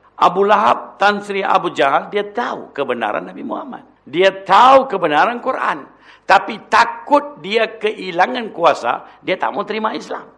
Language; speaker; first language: Malay; non-native, local second language; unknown